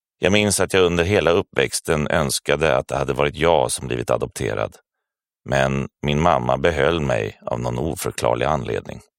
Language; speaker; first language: Swedish; native; Swedish